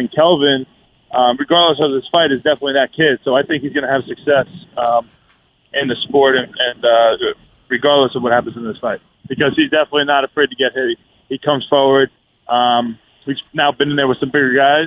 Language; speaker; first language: English; native; English